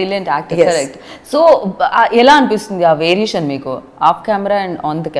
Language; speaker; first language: Telugu; native; Telugu